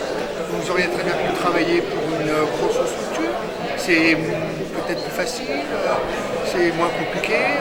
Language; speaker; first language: French; native; French